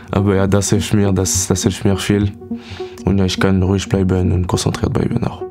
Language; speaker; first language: German; non-native, learner; French